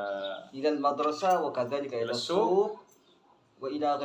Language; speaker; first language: Arabic; non-native, learner; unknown